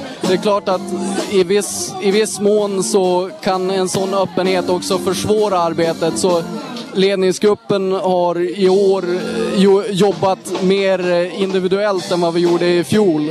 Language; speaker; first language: Swedish; native; Swedish